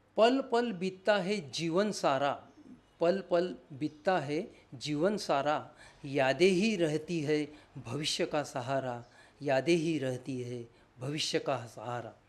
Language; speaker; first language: Hindi; non-native, local second language; Marathi